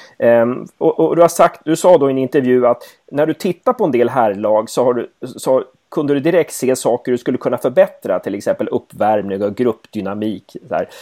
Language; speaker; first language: Swedish; native; Swedish